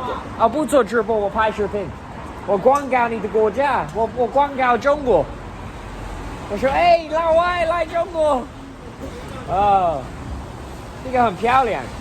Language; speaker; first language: Chinese; non-native, learner; English